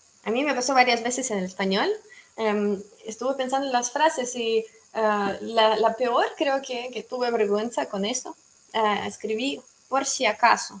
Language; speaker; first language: Spanish; non-native, fluent; Russian